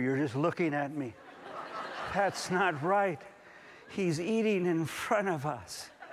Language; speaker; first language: English; early bilingual, other home language; Spanish